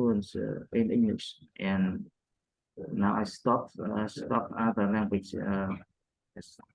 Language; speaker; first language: English; non-native, learner; Vietnamese